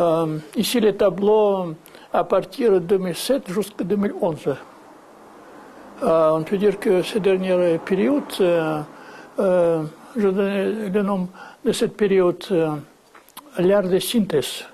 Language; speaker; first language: French; non-native, fluent; Russian